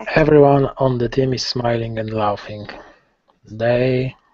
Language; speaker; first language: English; non-native, learner; Polish